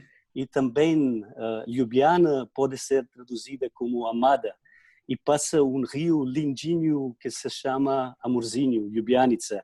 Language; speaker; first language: Portuguese; non-native, fluent; Slovenian